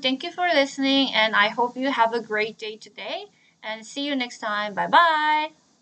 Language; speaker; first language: English; non-native, fluent; Korean